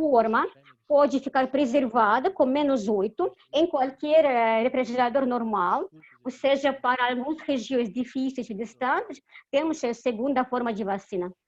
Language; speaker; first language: Portuguese; non-native, fluent; Russian